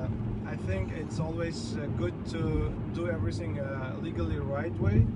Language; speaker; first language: English; non-native, fluent; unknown